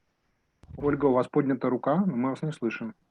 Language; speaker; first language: Russian; native; Russian